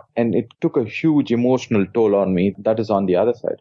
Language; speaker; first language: English; non-native, local second language; Tamil